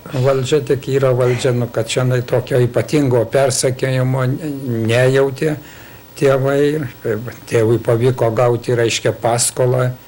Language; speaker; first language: Lithuanian; native; Lithuanian